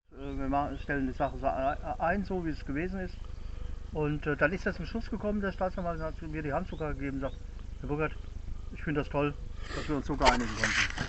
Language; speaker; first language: German; native; German